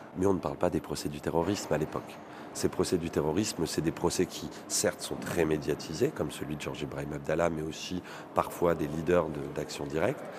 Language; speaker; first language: French; native; French